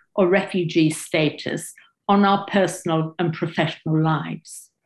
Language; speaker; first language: English; native; English